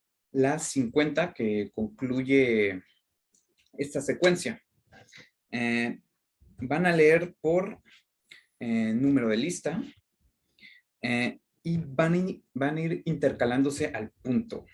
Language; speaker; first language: Spanish; native; Spanish